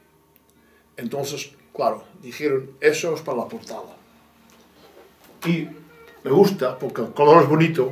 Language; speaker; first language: Spanish; non-native, fluent; English